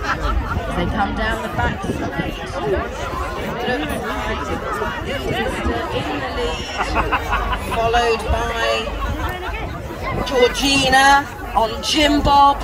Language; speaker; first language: English; native; English